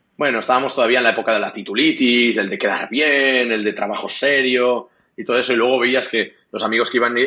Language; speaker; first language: Spanish; non-native, local second language; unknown